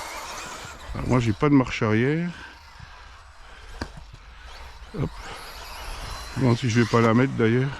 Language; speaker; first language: French; native; French